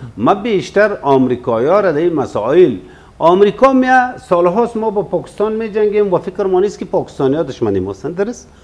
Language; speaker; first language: Persian; native; Persian